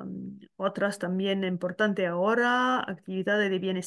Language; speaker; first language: Spanish; non-native, learner; French